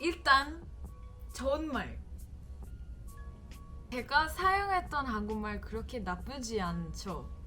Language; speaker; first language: Korean; non-native, fluent; English